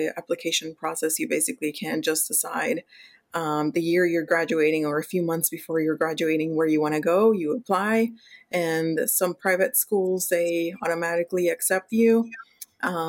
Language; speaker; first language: English; non-native, fluent; Spanish